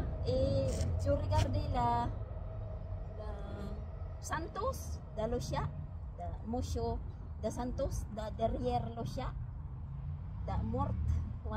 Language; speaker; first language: French; non-native, learner; Filipino